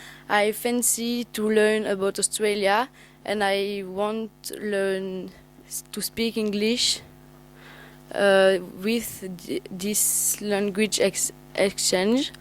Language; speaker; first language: English; non-native, learner; French